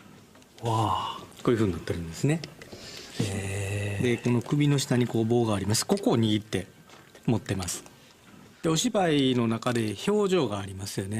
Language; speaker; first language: Japanese; native; Japanese